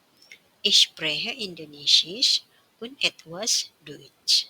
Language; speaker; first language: German; non-native, fluent; Indonesian